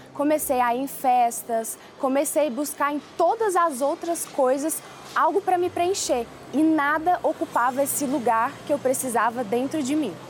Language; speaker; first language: Portuguese; early bilingual, other home language; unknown